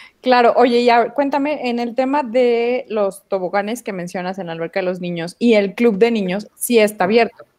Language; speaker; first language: Spanish; native; Spanish